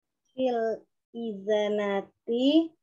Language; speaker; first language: Arabic; non-native, learner; Indonesian